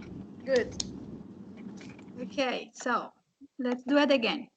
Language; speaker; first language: English; non-native, fluent; Spanish